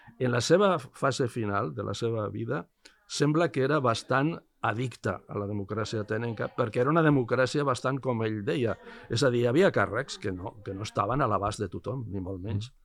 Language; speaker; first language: Catalan; non-native, local second language; Spanish